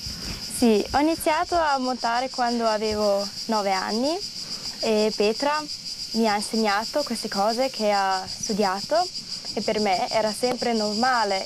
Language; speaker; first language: Italian; non-native, local second language; German